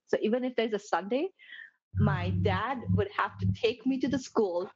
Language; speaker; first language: English; non-native, local second language; Gujarati